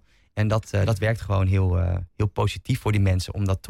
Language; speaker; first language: Dutch; native; Dutch